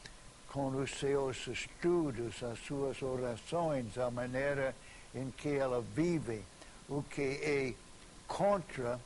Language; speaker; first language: Portuguese; non-native, fluent; English